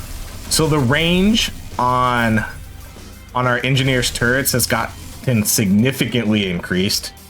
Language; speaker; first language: English; native; English